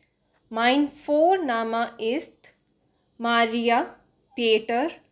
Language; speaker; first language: German; non-native, fluent; Hindi